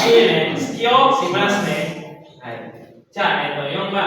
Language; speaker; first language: Japanese; non-native, fluent; Indonesian